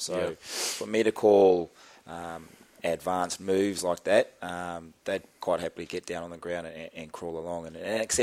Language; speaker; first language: English; native; English